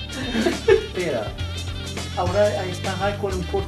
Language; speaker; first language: Spanish; non-native, learner; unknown